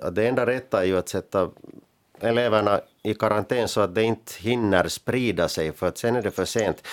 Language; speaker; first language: Swedish; native; Swedish